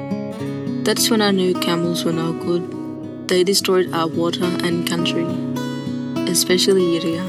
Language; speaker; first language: English; non-native, local second language; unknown